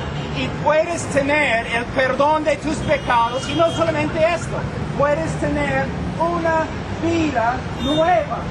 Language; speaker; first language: Spanish; non-native, fluent; English